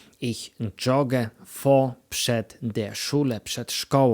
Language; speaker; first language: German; non-native, fluent; Polish